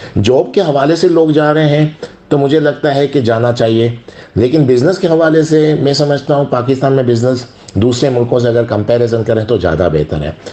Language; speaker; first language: Urdu; non-native, local second language; Sindhi